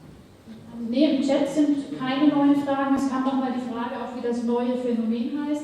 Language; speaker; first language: German; native; German